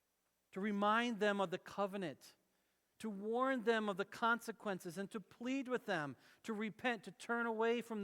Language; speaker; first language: English; native; English